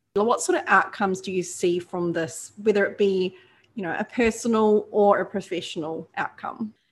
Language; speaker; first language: English; native; English